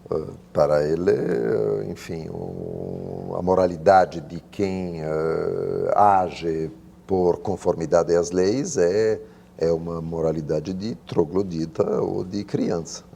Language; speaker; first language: Portuguese; non-native, fluent; Italian